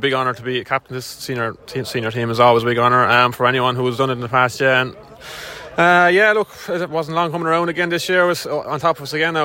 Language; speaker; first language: English; native; English